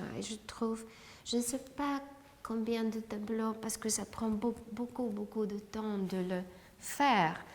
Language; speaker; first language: French; non-native, fluent; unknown